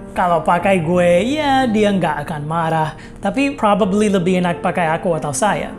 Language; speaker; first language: Indonesian; non-native, fluent; English